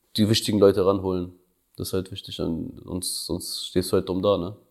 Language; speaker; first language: German; early bilingual, other home language; Albanian